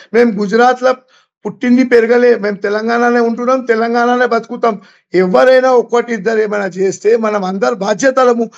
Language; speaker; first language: Telugu; non-native, local second language; Gujarati